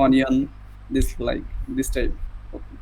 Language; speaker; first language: English; non-native, learner; Bangla